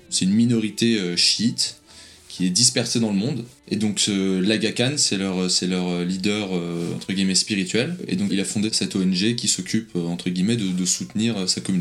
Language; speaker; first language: French; native; French